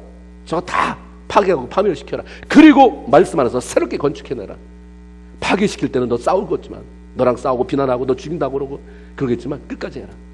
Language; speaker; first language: Korean; native; Korean